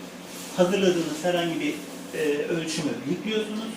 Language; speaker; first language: Turkish; native; Turkish